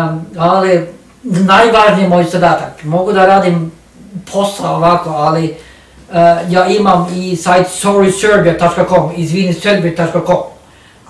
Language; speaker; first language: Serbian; non-native, learner; Norwegian